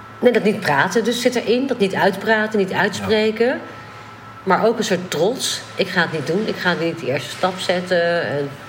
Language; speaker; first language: Dutch; native; Dutch